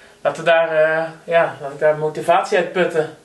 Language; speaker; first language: Dutch; native; Dutch